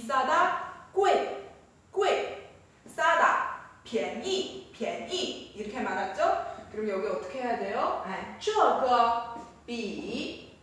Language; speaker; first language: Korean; non-native, fluent; Chinese